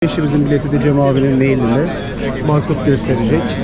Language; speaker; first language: Turkish; native; Turkish